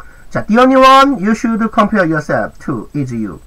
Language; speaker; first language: English; non-native, fluent; Korean